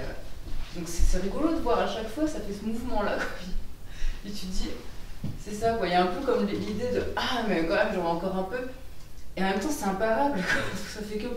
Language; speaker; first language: French; native; French